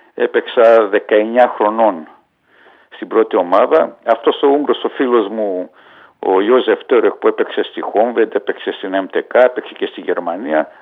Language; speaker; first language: Greek; early bilingual, heritage; Greek